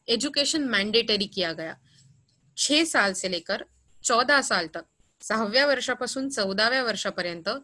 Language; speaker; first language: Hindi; non-native, local second language; Marathi